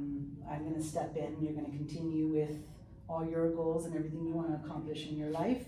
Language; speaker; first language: English; early bilingual, other home language; Spanish